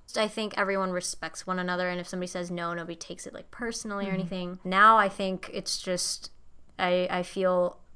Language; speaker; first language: English; non-native, fluent; Indonesian